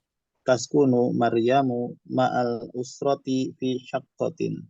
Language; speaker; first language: Arabic; non-native, learner; Indonesian